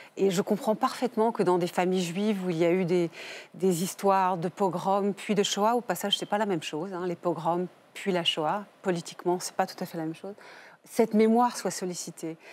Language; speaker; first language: French; native; French